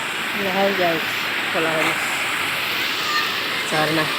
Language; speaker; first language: Nepali; native; Nepali